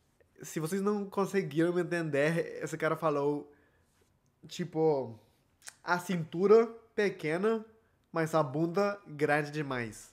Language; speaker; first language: Portuguese; non-native, fluent; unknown